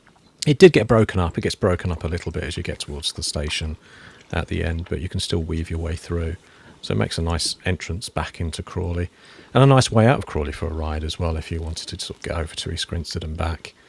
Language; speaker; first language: English; native; English